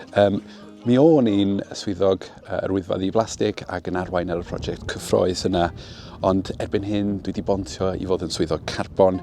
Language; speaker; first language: Welsh; native; Welsh